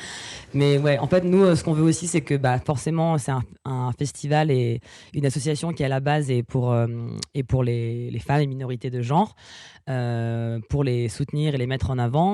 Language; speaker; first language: French; native; French